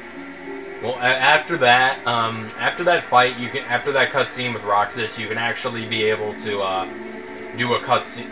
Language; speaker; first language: English; native; English